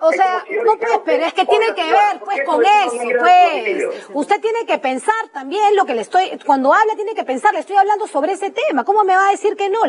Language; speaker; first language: Spanish; native; Spanish